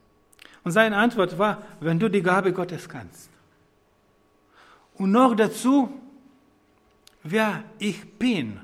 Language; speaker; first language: German; non-native, fluent; Croatian